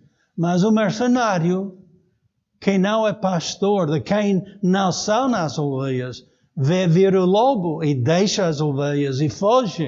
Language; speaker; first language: Portuguese; native; Portuguese